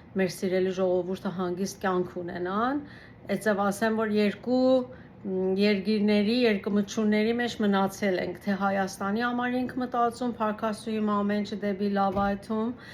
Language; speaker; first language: Armenian; early bilingual, heritage; Armenian